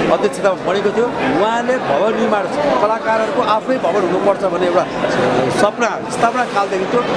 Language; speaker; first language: Nepali; native; Nepali